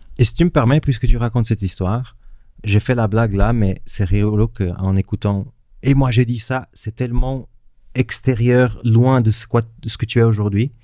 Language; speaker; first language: French; non-native, fluent; Portuguese